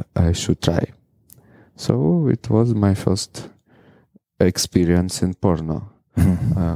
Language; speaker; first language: English; non-native, learner; Ukrainian